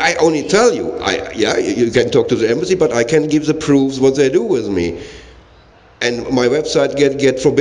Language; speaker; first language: English; non-native, learner; German